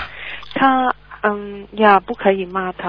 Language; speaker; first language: Chinese; early bilingual, heritage; Chinese